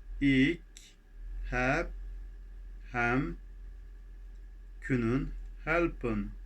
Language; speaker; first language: Dutch; non-native, fluent; Turkish